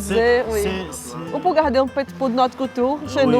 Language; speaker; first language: French; non-native, fluent; Portuguese